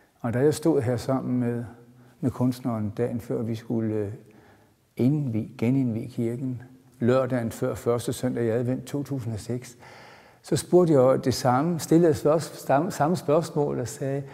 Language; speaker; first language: Danish; native; Danish